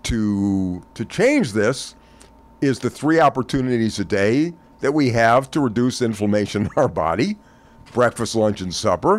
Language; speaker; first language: English; native; English